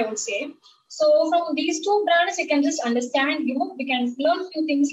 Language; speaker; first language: English; non-native, local second language; Tamil